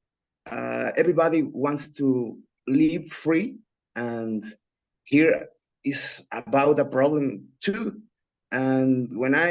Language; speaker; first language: English; non-native, learner; Spanish